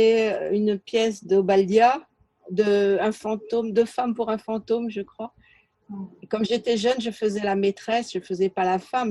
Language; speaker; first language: French; native; French